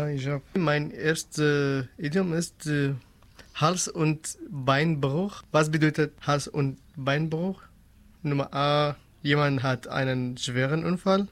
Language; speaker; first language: German; non-native, learner; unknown